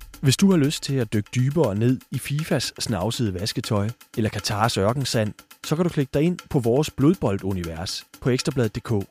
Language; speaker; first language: Danish; native; Danish